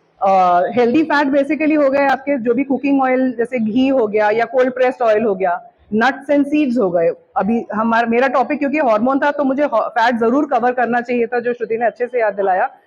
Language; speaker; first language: Hindi; non-native, local second language; Bangla